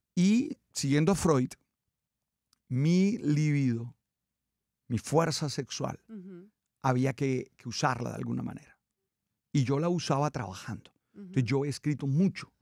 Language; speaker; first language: Spanish; native; Spanish